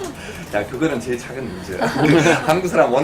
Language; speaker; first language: Korean; non-native, fluent; German